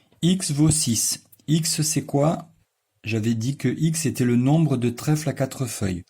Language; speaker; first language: French; native; French